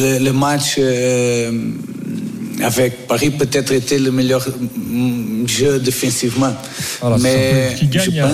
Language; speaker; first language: French; non-native, fluent; Portuguese